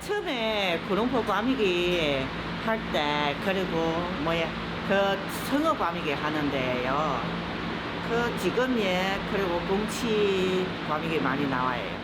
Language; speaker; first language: Korean; non-native, learner; Chinese